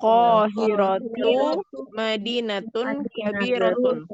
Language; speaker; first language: Arabic; non-native, learner; Indonesian